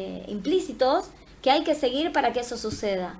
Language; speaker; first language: Spanish; native; Spanish